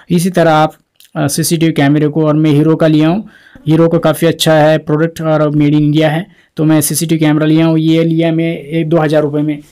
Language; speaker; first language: Hindi; non-native, local second language; Marathi